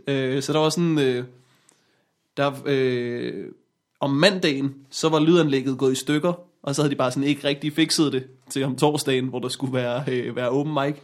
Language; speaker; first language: Danish; native; Danish